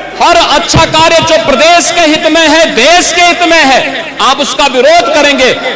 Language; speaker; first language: Hindi; native; Hindi